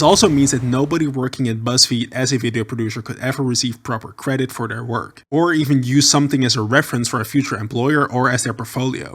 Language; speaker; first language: English; native; English